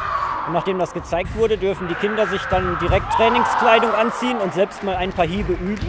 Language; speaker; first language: German; native; German